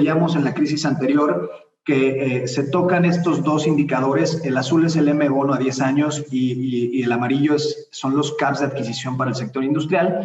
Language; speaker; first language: Spanish; native; Spanish